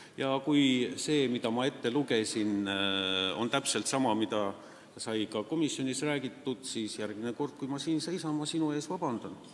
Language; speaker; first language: Estonian; non-native, local second language; Russian